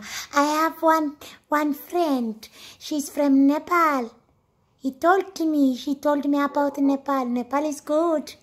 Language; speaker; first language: English; non-native, learner; Amharic